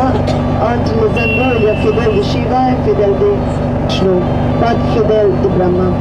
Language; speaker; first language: French; non-native, fluent; Hindi